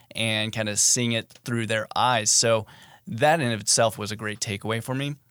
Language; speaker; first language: English; native; English